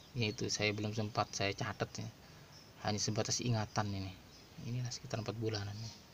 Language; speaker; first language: Indonesian; non-native, local second language; Madurese